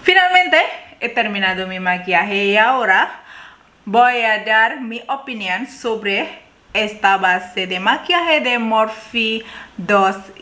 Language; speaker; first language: Spanish; non-native, learner; Indonesian